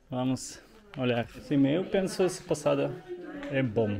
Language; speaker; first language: Portuguese; non-native, learner; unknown